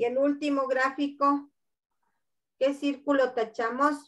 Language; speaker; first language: Spanish; native; Spanish